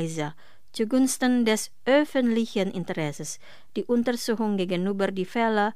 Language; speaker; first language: German; non-native, fluent; Indonesian